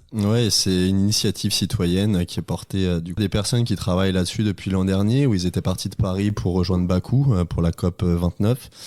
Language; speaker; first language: French; native; French